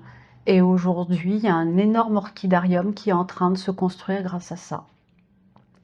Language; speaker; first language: French; native; French